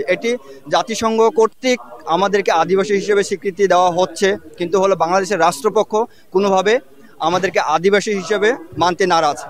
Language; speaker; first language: Bangla; non-native, local second language; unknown